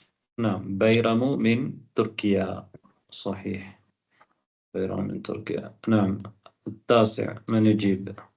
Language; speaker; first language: Arabic; non-native, fluent; Tamil